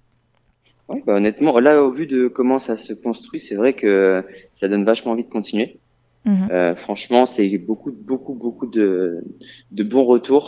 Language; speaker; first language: French; native; French